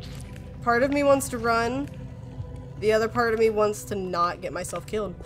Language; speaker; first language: English; native; English